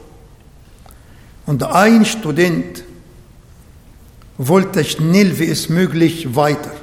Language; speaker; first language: German; non-native, fluent; Arabic